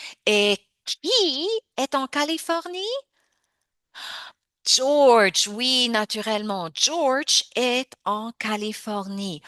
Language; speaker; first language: French; non-native, fluent; English